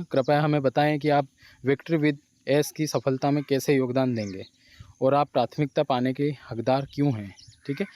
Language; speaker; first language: Hindi; native; Hindi